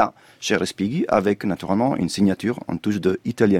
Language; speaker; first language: French; non-native, fluent; Italian